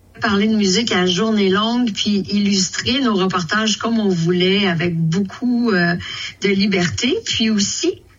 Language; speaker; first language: French; native; French